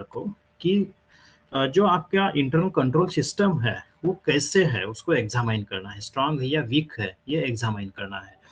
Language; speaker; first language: Hindi; non-native, local second language; Marathi